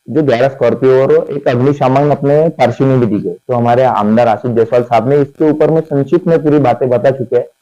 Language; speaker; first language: Hindi; non-native, local second language; Marathi